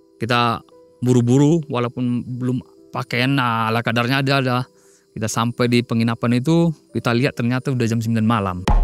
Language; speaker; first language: Indonesian; non-native, local second language; Batak Toba